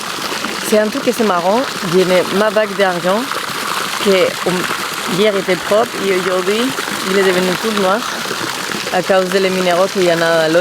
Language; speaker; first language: French; non-native, fluent; Spanish